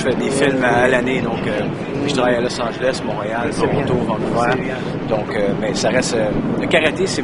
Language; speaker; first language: French; native; French